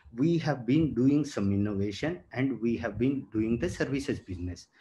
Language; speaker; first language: English; non-native, local second language; Telugu